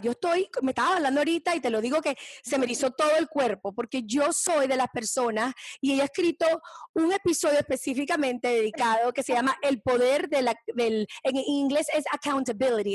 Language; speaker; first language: Spanish; early bilingual, heritage; Spanish